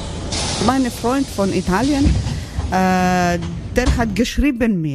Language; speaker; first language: German; non-native, learner; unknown